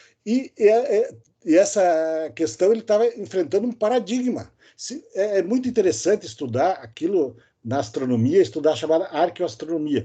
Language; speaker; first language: Portuguese; native; Portuguese